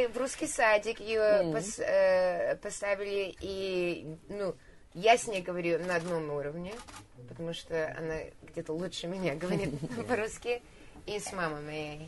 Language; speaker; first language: Russian; early bilingual, heritage; Russian